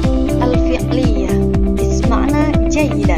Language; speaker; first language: Arabic; non-native, learner; Indonesian